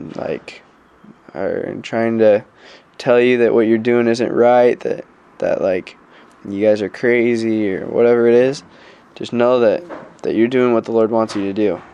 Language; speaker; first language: English; native; English